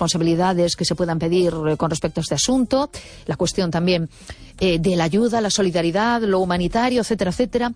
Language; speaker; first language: Spanish; native; Spanish